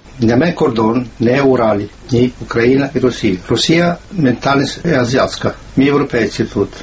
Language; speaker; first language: Ukrainian; non-native, fluent; Swedish